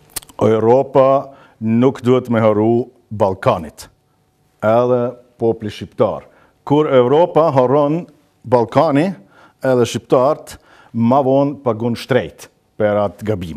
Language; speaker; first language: Albanian; non-native, learner; German